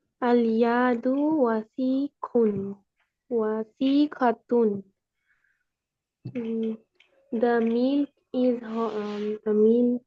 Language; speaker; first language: English; non-native, learner; Bangla